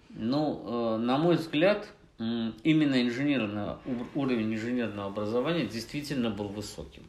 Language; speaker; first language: Russian; native; Russian